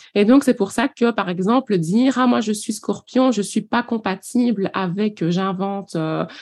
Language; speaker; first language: French; native; French